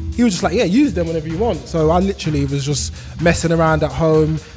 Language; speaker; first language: English; native; English